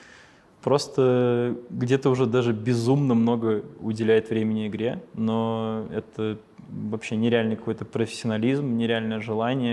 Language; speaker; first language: Russian; native; Russian